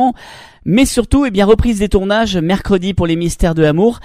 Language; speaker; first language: French; native; French